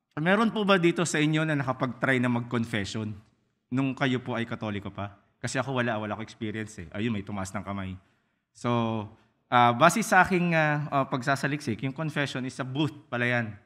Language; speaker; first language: Filipino; native; Filipino